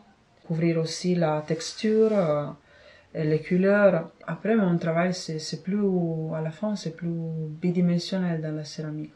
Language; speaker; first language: French; non-native, fluent; Italian